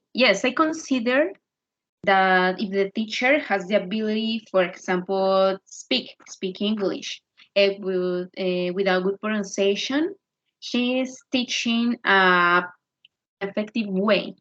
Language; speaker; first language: English; non-native, learner; Spanish